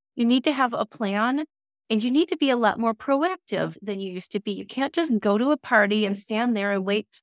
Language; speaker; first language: English; native; English